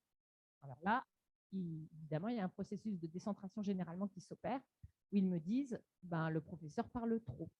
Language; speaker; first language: French; native; French